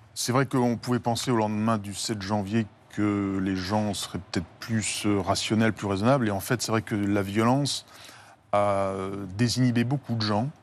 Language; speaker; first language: French; native; French